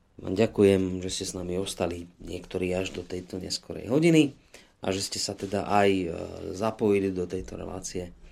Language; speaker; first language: Slovak; native; Slovak